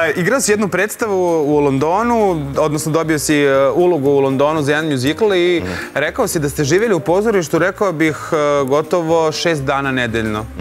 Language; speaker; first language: Serbian; native; Serbian